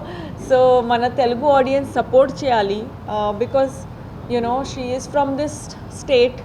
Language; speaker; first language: Telugu; non-native, fluent; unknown